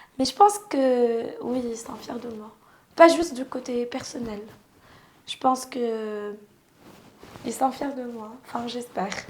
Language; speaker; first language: French; non-native, local second language; Arabic